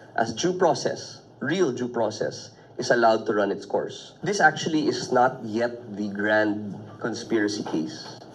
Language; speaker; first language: English; non-native, local second language; Filipino